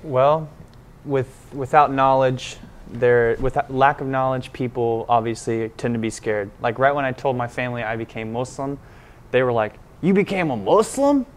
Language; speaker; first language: English; native; English